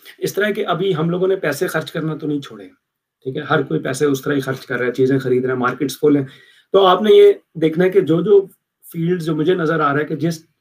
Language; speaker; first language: Urdu; native; Urdu